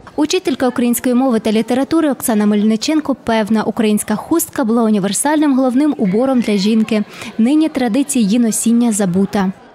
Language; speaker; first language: Ukrainian; native; Ukrainian